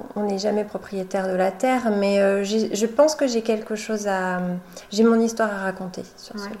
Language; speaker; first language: French; native; French